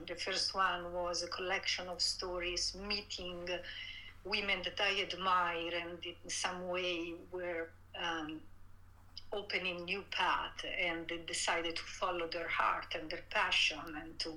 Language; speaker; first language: English; non-native, fluent; Italian